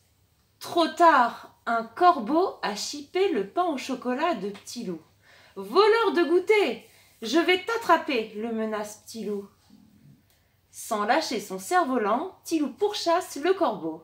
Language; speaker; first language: French; native; French